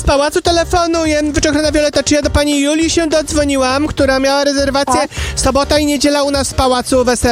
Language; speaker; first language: Polish; native; Polish